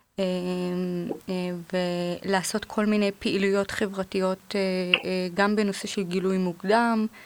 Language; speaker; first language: Hebrew; non-native, local second language; Arabic